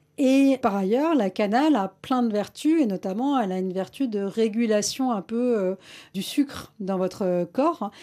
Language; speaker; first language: French; early bilingual, other home language; Malayalam